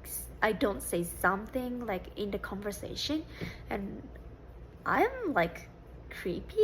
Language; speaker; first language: English; non-native, fluent; Japanese